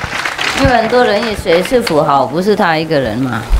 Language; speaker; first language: Chinese; non-native, fluent; Vietnamese